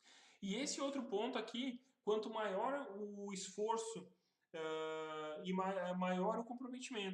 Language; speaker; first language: Portuguese; native; Portuguese